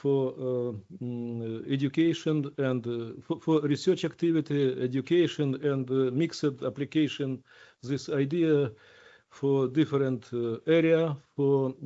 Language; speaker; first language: English; non-native, learner; Ukrainian